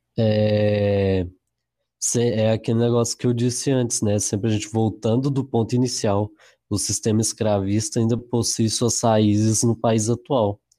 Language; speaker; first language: Portuguese; native; Portuguese